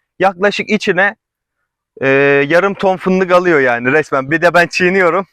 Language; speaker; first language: Turkish; native; Turkish